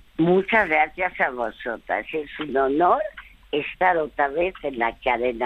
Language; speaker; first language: Spanish; early bilingual, other home language; French